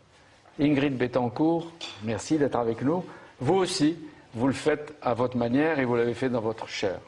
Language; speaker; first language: French; native; French